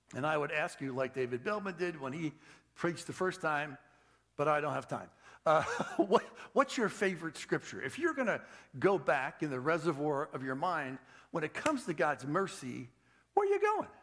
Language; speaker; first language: English; native; English